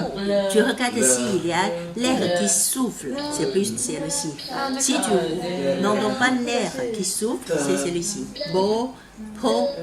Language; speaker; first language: French; non-native, fluent; Chinese